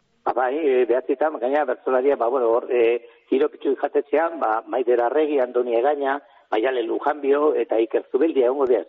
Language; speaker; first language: Basque; native; Basque